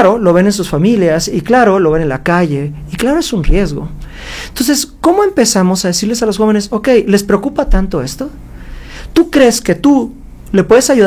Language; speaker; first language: Spanish; native; Spanish